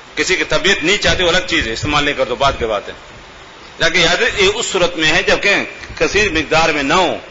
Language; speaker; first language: Urdu; non-native, local second language; Baluchi